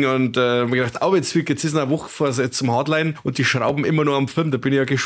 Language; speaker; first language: German; native; German